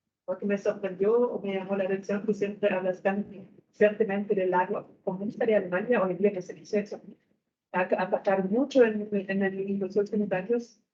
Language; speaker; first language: Spanish; non-native, fluent; German